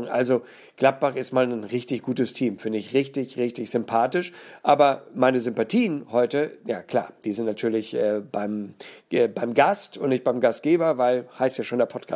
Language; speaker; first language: German; native; German